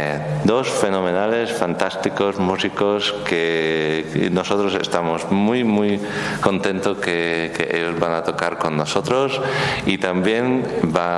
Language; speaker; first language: Spanish; non-native, learner; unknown